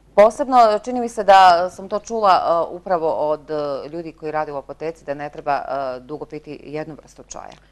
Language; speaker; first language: Bosnian; native; Bosnian